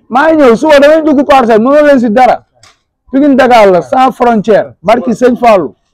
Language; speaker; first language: Wolof; native; Wolof